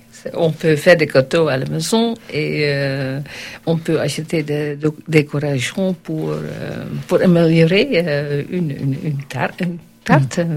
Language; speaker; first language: French; non-native, learner; Dutch